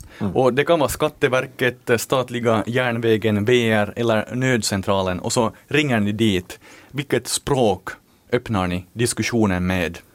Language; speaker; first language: Swedish; native; Swedish